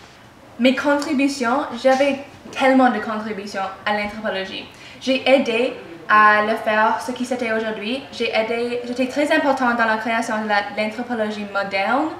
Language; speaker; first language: French; non-native, learner; English